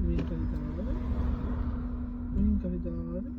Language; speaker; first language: Japanese; non-native, learner; Mongolian